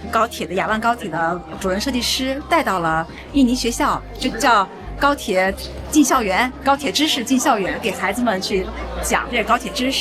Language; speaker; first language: Chinese; native; Chinese